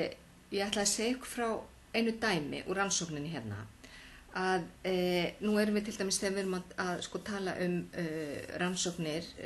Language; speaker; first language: Icelandic; native; Icelandic